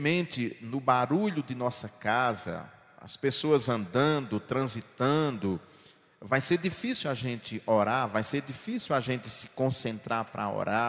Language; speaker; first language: Portuguese; native; Portuguese